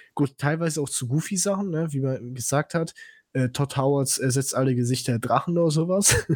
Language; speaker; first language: German; non-native, fluent; Polish